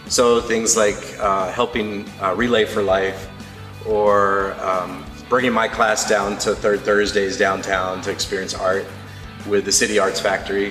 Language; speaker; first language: English; native; English